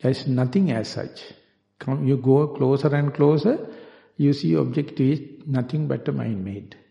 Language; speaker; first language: English; non-native, local second language; Sinhala